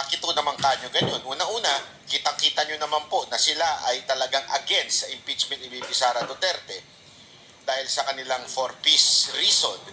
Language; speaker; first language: Filipino; non-native, local second language; Cebuano